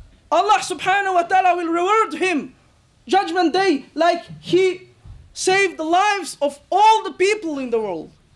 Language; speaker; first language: English; non-native, fluent; Bosnian